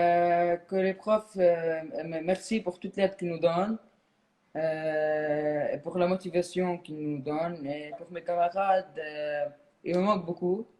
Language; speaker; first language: French; non-native, local second language; Arabic